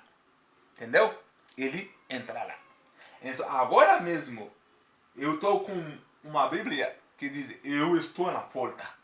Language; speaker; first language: Portuguese; non-native, learner; Haitian Creole